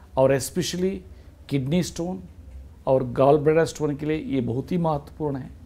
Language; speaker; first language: Hindi; non-native, local second language; Kannada